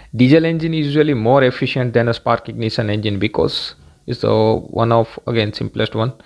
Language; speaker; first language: English; non-native, local second language; Gujarati